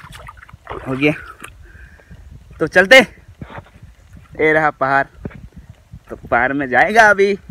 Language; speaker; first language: Hindi; non-native, local second language; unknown